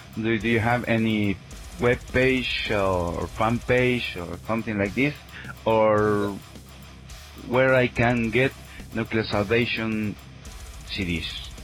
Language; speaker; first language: English; non-native, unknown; Spanish